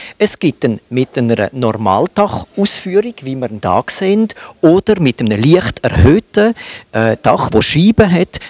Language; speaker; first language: German; native; German